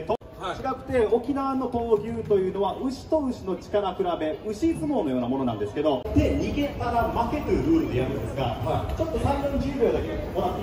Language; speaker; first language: Japanese; native; Japanese